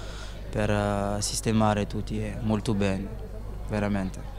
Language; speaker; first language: Italian; non-native, learner; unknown